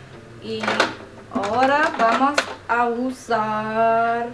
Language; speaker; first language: Spanish; non-native, learner; English